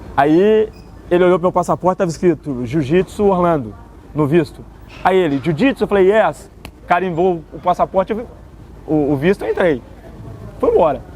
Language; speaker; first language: Portuguese; native; Portuguese